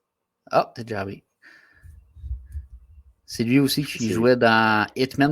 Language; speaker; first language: French; native; French